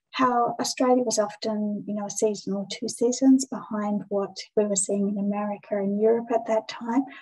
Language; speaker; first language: English; native; English